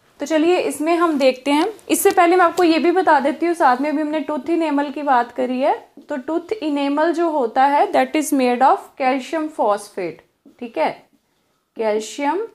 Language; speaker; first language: Hindi; non-native, local second language; Punjabi